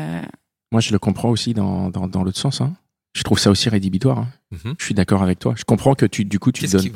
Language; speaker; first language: French; native; French